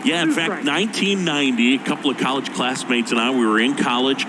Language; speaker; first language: English; native; English